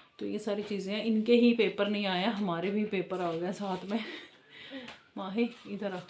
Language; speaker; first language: Hindi; non-native, local second language; Punjabi